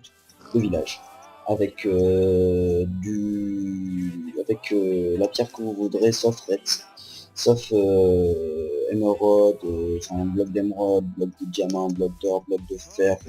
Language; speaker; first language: French; native; French